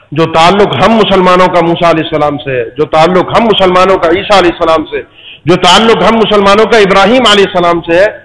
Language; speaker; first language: Urdu; native; Urdu